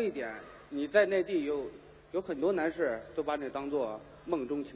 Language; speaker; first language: Chinese; native; Chinese